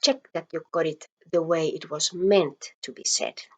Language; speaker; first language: English; non-native, fluent; Finnish